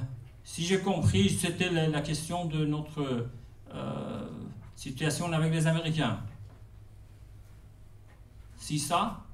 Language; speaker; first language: French; non-native, fluent; Persian